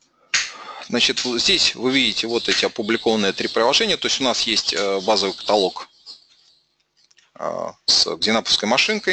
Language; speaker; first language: Russian; native; Russian